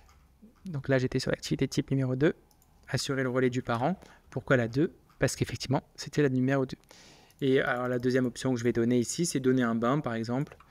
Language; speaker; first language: French; native; French